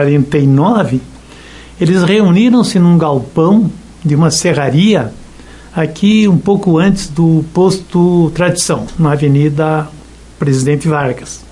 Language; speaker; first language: Portuguese; native; Portuguese